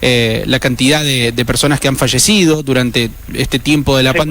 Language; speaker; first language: Spanish; native; Spanish